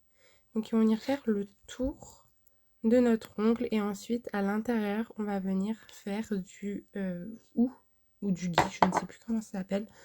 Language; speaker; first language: French; native; French